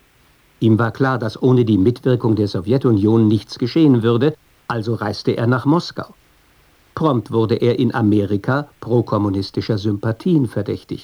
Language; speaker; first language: German; native; German